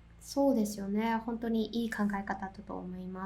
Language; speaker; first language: Japanese; non-native, fluent; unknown